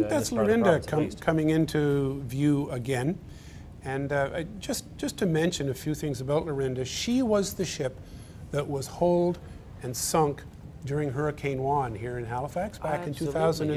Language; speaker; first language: English; native; English